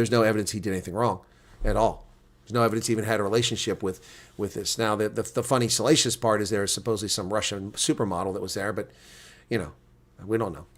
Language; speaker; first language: English; native; English